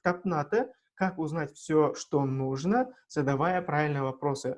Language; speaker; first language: Russian; non-native, local second language; Kazakh